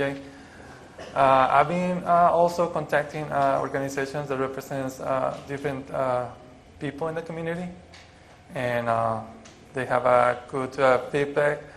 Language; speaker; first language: English; non-native, fluent; Spanish